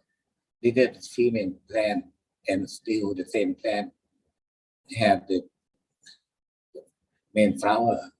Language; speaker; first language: English; non-native, learner; Thai